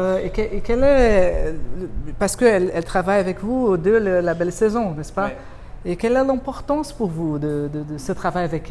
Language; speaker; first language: French; non-native, fluent; Portuguese